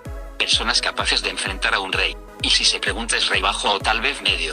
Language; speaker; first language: Spanish; native; Spanish